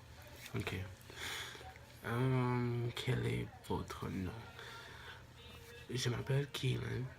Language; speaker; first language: French; non-native, local second language; English